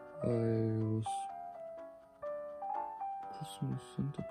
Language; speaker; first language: English; non-native, learner; German